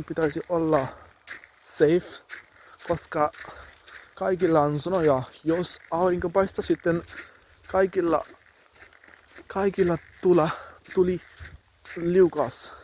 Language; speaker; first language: Finnish; non-native, learner; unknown